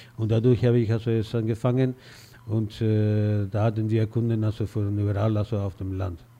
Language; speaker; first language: German; non-native, fluent; Spanish